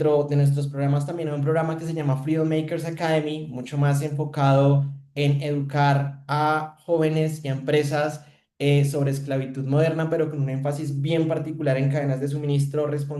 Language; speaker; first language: Spanish; native; Spanish